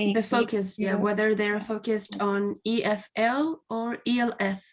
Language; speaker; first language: English; non-native, fluent; Spanish